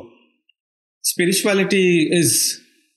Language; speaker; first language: English; non-native, local second language; Bangla